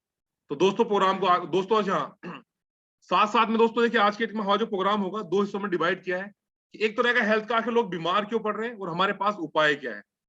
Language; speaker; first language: Hindi; native; Hindi